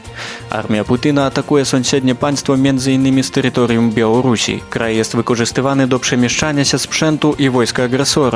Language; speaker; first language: Polish; native; Polish